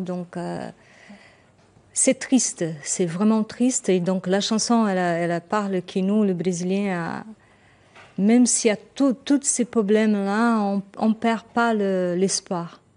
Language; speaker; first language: French; non-native, fluent; Portuguese